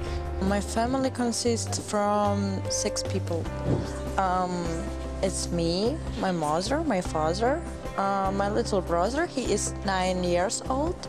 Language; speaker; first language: English; non-native, learner; German